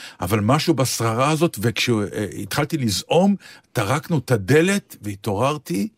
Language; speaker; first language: Hebrew; native; Hebrew